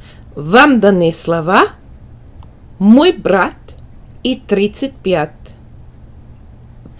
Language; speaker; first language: Russian; non-native, fluent; English